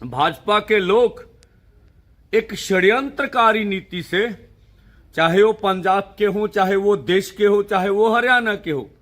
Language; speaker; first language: Hindi; non-native, local second language; Punjabi